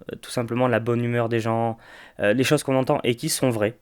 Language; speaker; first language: French; native; French